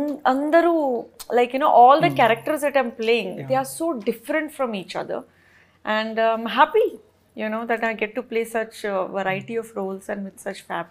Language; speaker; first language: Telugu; non-native, fluent; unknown